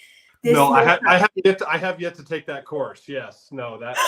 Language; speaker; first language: English; native; English